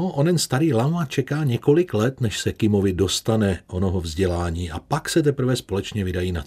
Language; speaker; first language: Czech; native; Czech